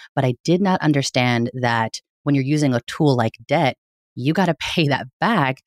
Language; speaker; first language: English; early bilingual, other home language; Filipino